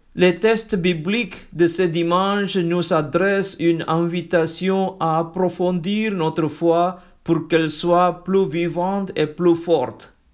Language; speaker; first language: French; non-native, fluent; Malayalam